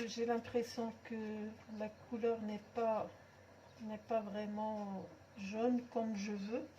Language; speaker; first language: French; non-native, local second language; Arabic